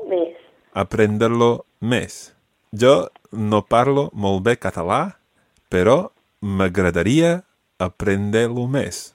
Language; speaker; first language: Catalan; non-native, learner; English